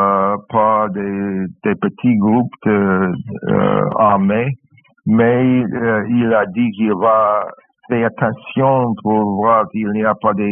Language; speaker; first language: French; non-native, fluent; English